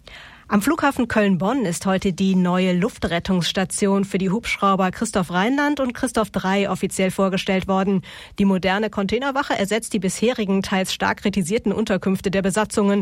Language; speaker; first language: German; native; German